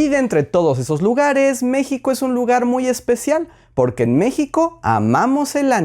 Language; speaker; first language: Spanish; native; Spanish